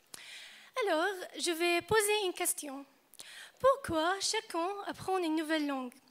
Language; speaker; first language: French; non-native, fluent; Arabic